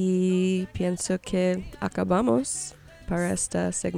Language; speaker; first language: Spanish; non-native, learner; English